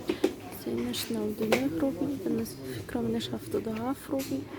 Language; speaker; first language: Russian; non-native, local second language; Tajik